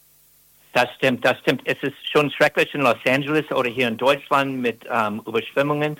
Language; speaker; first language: German; non-native, fluent; English